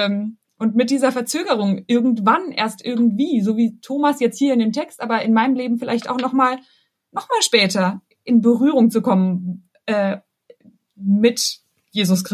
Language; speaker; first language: German; native; German